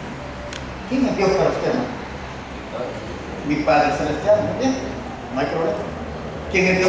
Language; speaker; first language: Spanish; native; Spanish